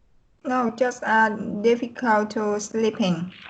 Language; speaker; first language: English; non-native, learner; Vietnamese